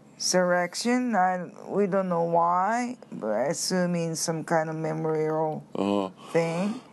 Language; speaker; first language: English; non-native, learner; Japanese